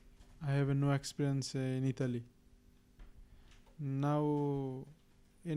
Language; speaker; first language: English; non-native, learner; Bangla